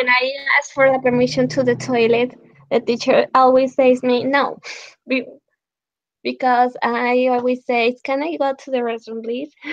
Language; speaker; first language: English; non-native, learner; Spanish